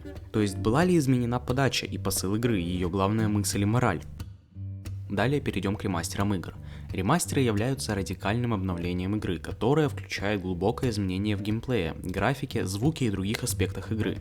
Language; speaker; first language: Russian; native; Russian